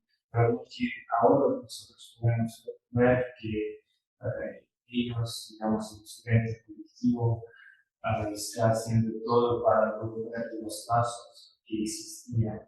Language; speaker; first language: Spanish; non-native, fluent; Russian